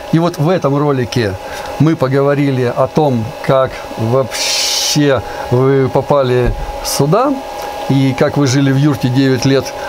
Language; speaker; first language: Russian; native; Russian